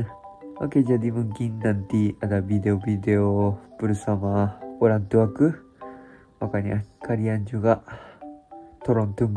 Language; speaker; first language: Indonesian; non-native, fluent; Japanese